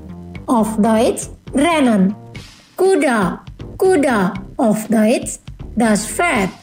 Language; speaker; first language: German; non-native, fluent; Indonesian